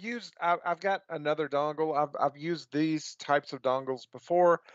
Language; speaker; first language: English; native; English